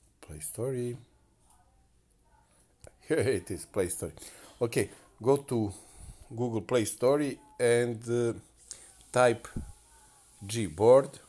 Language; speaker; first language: English; non-native, learner; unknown